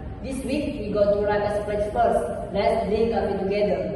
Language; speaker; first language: English; non-native, learner; Indonesian